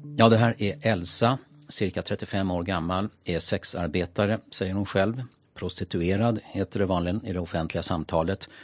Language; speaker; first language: Swedish; native; Swedish